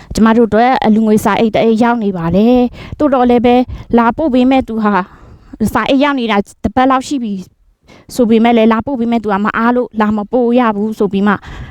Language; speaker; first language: Burmese; non-native, local second language; Shan